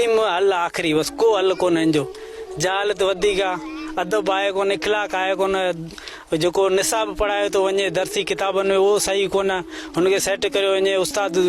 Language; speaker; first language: Sindhi; non-native, local second language; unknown